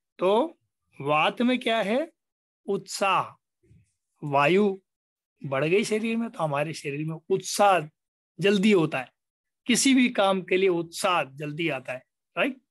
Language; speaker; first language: Hindi; native; Hindi